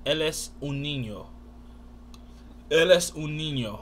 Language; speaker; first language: Spanish; non-native, learner; English